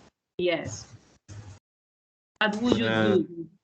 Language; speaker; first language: English; non-native, fluent; Spanish